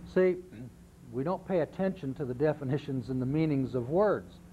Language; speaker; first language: English; native; English